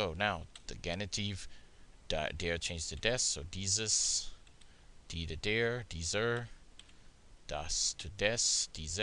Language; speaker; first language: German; non-native, fluent; English